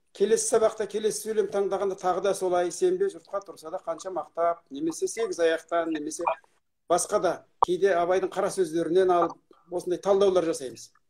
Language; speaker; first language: Kazakh; native; Kazakh